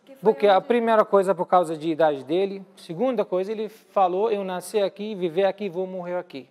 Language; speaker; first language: Portuguese; non-native, learner; Arabic